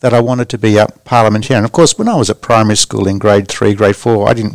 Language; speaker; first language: English; native; English